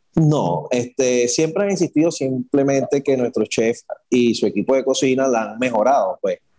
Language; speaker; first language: Spanish; native; Spanish